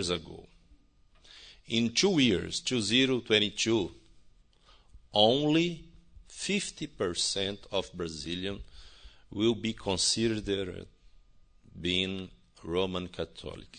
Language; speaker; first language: English; non-native, learner; Portuguese